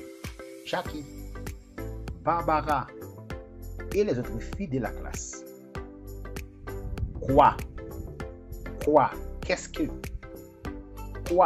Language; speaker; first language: French; non-native, fluent; Portuguese